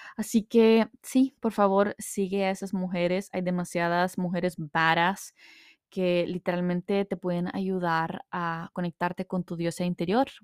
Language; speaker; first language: Spanish; early bilingual, heritage; Spanish